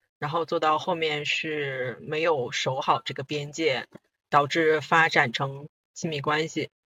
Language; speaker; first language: Chinese; non-native, local second language; Korean